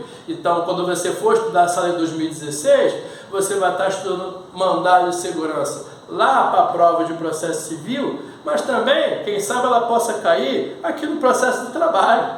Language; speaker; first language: Portuguese; native; Portuguese